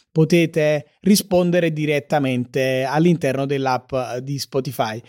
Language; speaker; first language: Italian; native; Italian